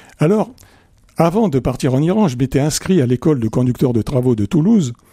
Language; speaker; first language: French; native; French